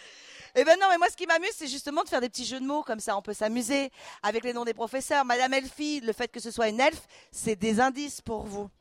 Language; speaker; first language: French; native; French